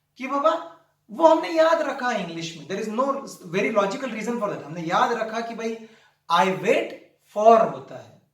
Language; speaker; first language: Hindi; non-native, local second language; Marathi